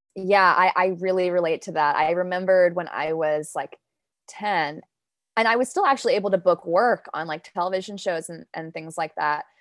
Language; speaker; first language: English; early bilingual, other home language; Danish